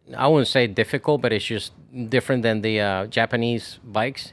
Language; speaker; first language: English; non-native, fluent; Spanish